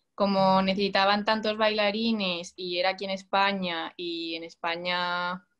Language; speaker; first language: Spanish; native; Spanish